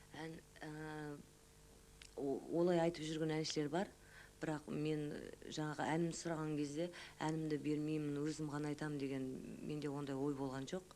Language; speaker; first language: Kazakh; native; Kazakh